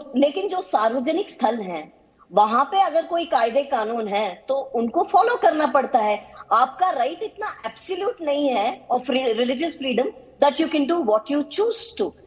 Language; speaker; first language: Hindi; non-native, local second language; Kannada